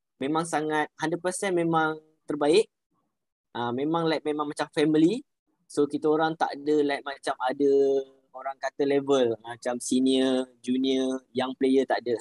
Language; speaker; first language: Malay; native; Malay